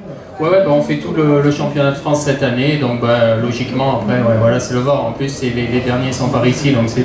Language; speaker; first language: French; native; French